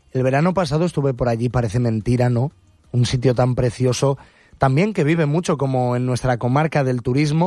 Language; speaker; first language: Spanish; native; Spanish